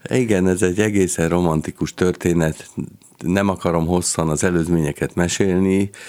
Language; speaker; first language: Hungarian; native; Hungarian